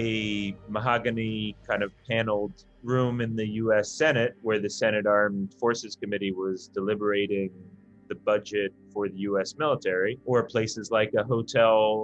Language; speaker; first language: English; native; English